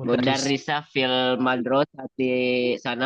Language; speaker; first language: Arabic; non-native, learner; Indonesian